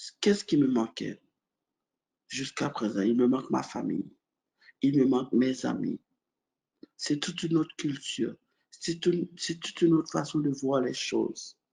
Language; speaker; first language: French; non-native, local second language; Haitian Creole